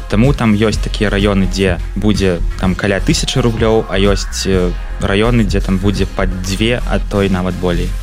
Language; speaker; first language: Belarusian; non-native, local second language; Russian